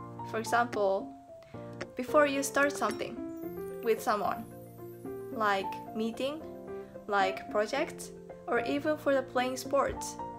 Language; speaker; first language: English; non-native, fluent; Japanese